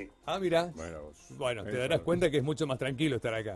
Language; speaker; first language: Spanish; native; Spanish